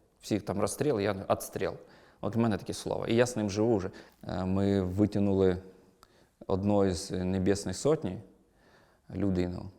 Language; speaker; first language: Ukrainian; non-native, local second language; Russian